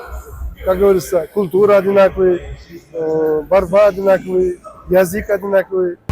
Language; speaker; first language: Russian; non-native, local second language; Tatar